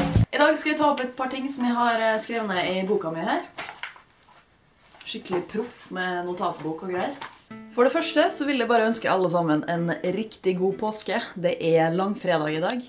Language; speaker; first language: Norwegian; native; Norwegian